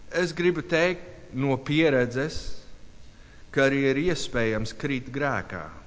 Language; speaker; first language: Latvian; non-native, learner; English